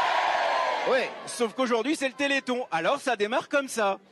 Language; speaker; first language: French; native; French